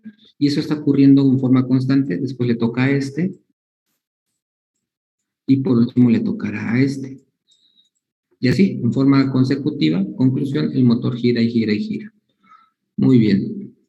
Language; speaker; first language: Spanish; native; Spanish